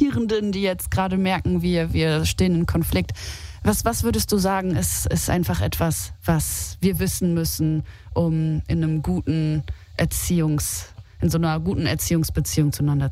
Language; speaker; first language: German; native; German